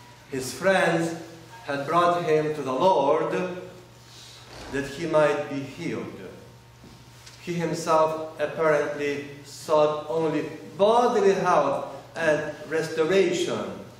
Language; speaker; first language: English; non-native, fluent; Russian